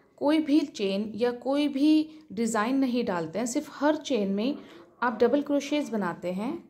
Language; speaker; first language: Hindi; native; Hindi